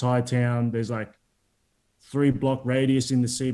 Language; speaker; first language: English; native; English